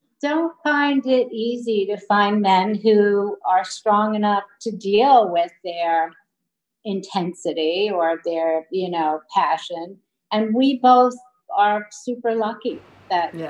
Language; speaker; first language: English; native; English